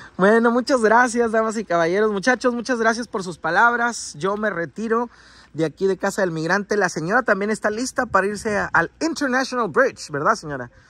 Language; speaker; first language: Spanish; native; Spanish